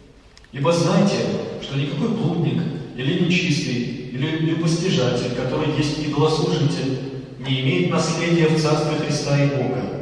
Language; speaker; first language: Russian; native; Russian